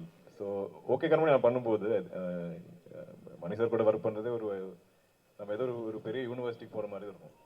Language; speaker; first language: Tamil; non-native, local second language; Malayalam